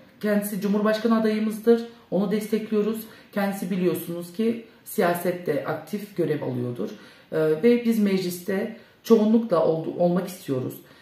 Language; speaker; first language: Turkish; early bilingual, heritage; Turkish